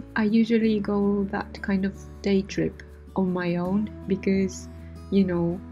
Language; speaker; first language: English; non-native, fluent; Japanese